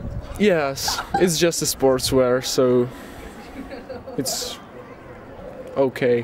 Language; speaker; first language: English; non-native, learner; Czech